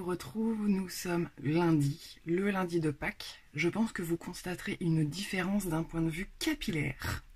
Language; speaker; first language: French; native; French